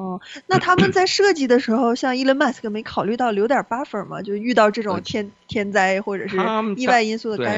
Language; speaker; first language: Chinese; native; Chinese